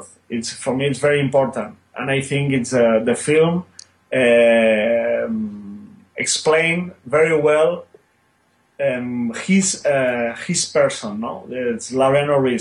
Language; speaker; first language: English; non-native, learner; Spanish